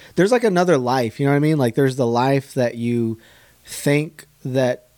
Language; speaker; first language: English; native; English